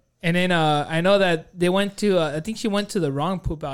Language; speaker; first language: English; early bilingual, other home language; Spanish